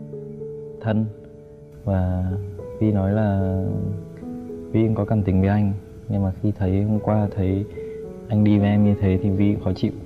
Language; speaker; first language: Vietnamese; native; Vietnamese